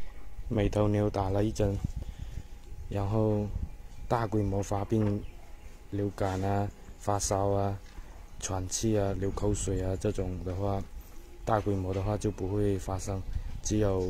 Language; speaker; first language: Chinese; non-native, local second language; Cantonese